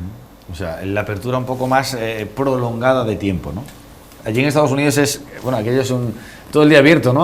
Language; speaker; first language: Spanish; native; Spanish